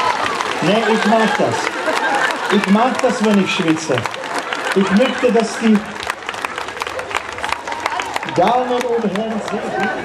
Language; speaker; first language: German; non-native, fluent; Czech